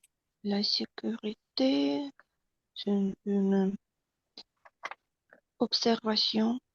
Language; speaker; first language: French; non-native, learner; Russian